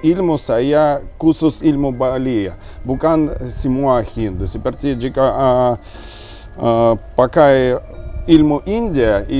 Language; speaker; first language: Indonesian; non-native, learner; Russian